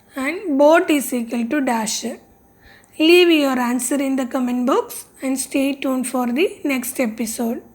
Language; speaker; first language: English; non-native, local second language; Malayalam